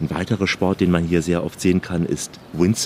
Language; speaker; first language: German; native; German